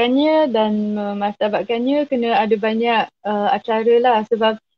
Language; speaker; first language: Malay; non-native, fluent; French